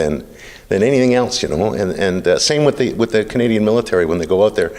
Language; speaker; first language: English; native; English